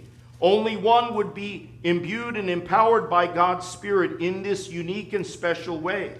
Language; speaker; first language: English; native; English